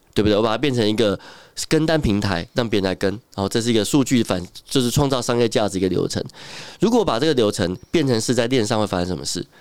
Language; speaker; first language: Chinese; native; Chinese